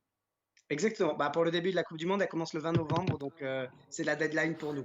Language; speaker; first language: French; native; French